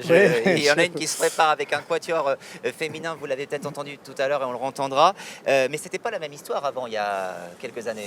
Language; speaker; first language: French; native; French